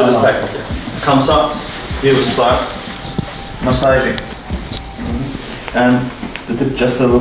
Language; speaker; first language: English; non-native, learner; Turkish